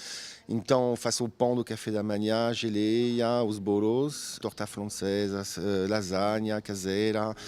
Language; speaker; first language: Portuguese; non-native, fluent; French